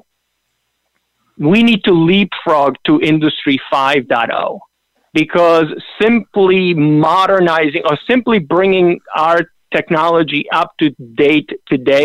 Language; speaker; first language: English; non-native, fluent; Spanish